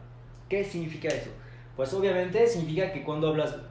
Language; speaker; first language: Spanish; non-native, fluent; French